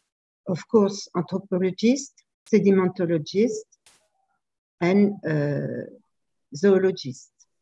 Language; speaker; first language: English; non-native, fluent; French